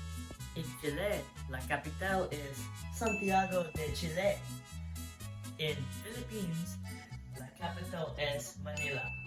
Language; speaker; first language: Spanish; non-native, learner; English